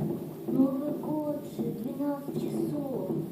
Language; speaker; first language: Russian; non-native, local second language; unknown